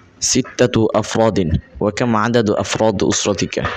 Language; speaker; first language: Arabic; non-native, learner; Bangla